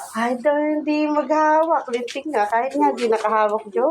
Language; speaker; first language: Filipino; native; Filipino